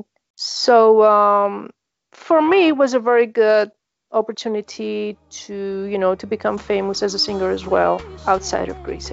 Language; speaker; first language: English; non-native, fluent; Greek